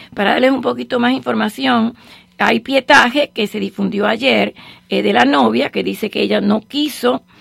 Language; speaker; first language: Spanish; native; Spanish